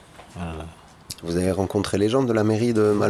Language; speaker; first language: French; native; French